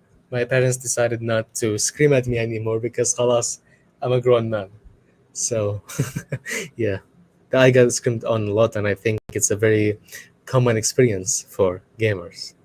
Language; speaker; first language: English; non-native, fluent; Arabic